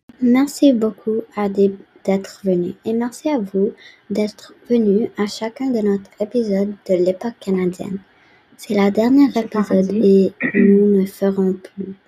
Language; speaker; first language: French; non-native, learner; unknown